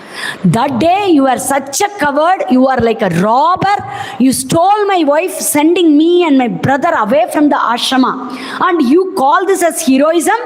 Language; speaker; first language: English; non-native, local second language; Tamil